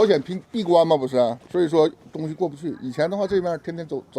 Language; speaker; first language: Chinese; native; Chinese